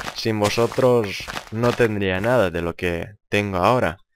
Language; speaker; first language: Spanish; non-native, fluent; Lithuanian